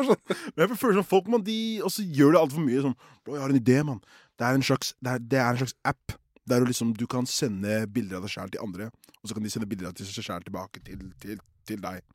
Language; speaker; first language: Norwegian; early bilingual, other home language; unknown